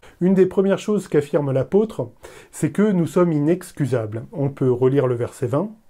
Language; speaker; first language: French; native; French